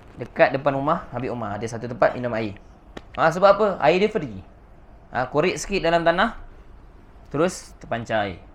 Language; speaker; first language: Malay; native; Malay